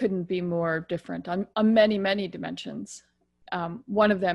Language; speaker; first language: English; native; English